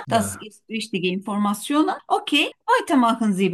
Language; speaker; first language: German; non-native, learner; Turkish